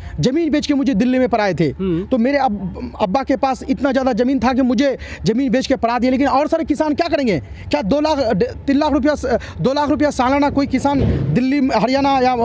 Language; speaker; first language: Hindi; native; Hindi